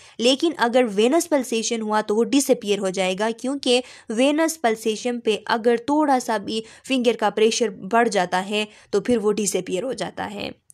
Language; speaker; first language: Urdu; non-native, local second language; Pashto